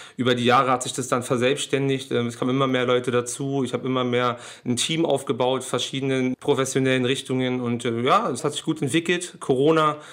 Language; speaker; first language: German; native; German